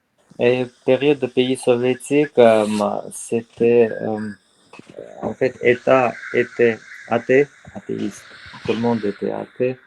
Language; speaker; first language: French; non-native, learner; Armenian